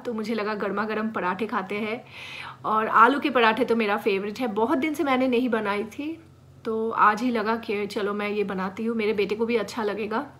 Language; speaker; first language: Hindi; non-native, local second language; Bangla